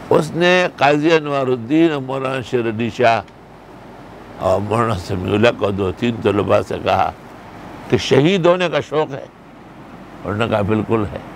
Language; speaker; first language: Urdu; non-native, local second language; Pashto